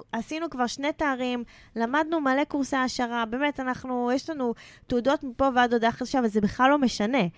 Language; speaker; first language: Hebrew; native; Hebrew